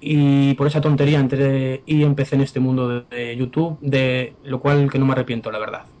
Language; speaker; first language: Spanish; native; Spanish